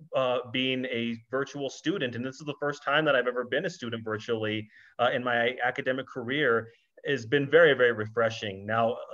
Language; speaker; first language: English; native; English